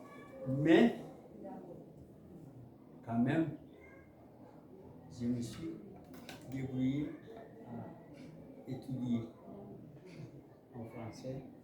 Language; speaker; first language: French; non-native, local second language; Mandingo